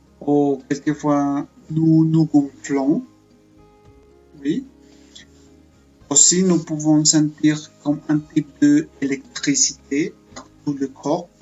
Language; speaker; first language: French; non-native, fluent; Spanish